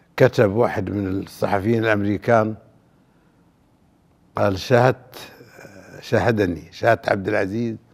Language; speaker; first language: Arabic; native; Arabic